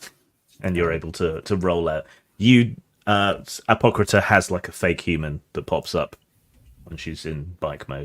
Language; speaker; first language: English; native; English